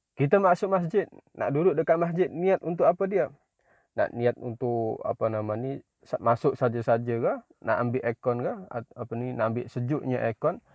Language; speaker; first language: Malay; native; Malay